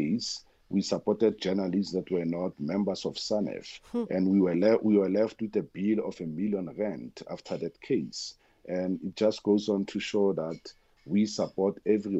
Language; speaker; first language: English; non-native, local second language; Tswana